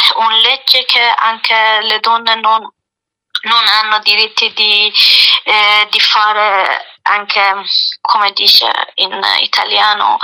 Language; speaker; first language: Italian; non-native, learner; Persian